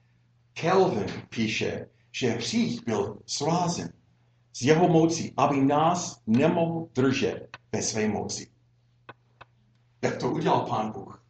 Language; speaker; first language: Czech; non-native, fluent; English